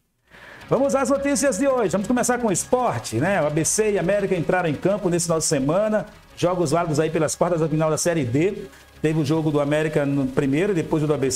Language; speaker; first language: Portuguese; native; Portuguese